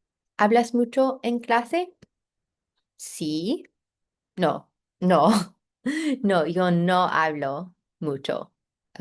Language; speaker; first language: Spanish; non-native, fluent; English